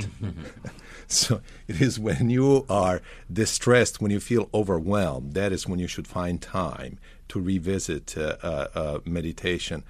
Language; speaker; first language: English; non-native, fluent; Serbian